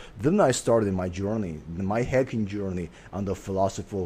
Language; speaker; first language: English; non-native, fluent; Chinese